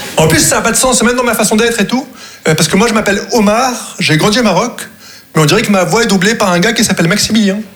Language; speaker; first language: French; non-native, local second language; Arabic